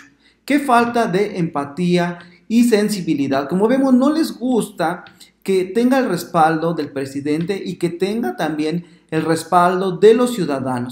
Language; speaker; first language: Spanish; native; Spanish